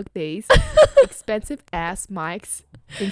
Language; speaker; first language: English; native; English